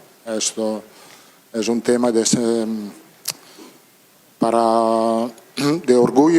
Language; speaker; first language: Portuguese; non-native, learner; Italian